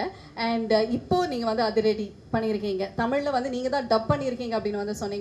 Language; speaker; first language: Tamil; native; Tamil